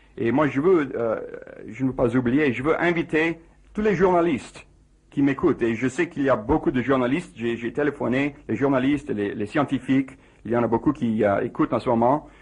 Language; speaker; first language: French; non-native, fluent; English